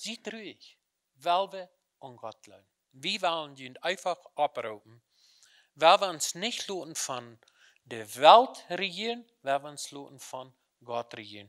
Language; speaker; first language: German; non-native, learner; Plautdietsch